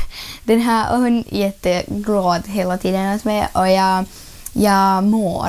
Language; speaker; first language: Swedish; non-native, learner; Russian